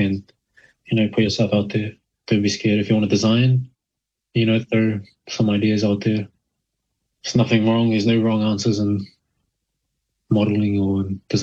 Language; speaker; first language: English; native; English